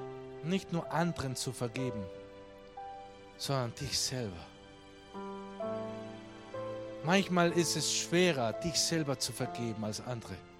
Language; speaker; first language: German; non-native, fluent; Spanish